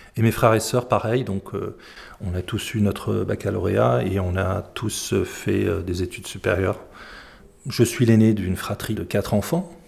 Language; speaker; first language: French; early bilingual, other home language; Arabic